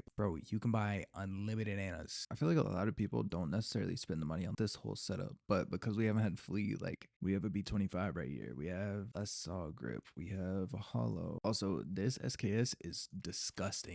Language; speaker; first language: English; native; English